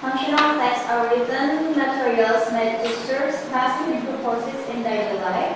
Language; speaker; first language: English; non-native, learner; Indonesian